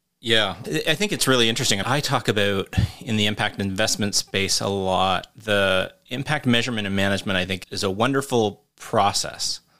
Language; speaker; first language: English; native; English